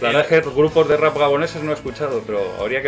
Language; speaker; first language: Spanish; native; Spanish